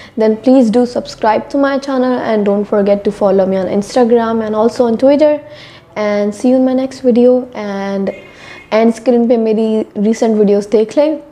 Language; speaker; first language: Urdu; native; Urdu